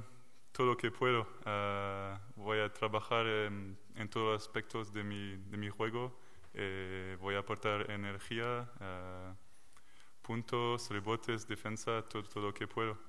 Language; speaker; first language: Spanish; non-native, learner; French